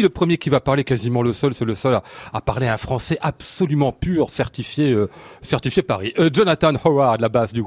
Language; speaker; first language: French; native; French